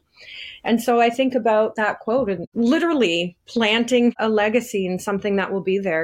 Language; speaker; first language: English; native; English